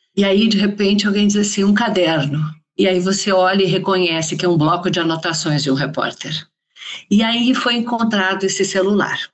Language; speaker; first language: Portuguese; native; Portuguese